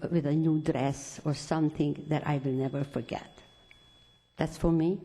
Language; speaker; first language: English; non-native, fluent; Romanian